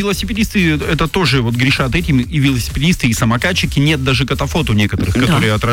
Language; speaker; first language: Russian; native; Russian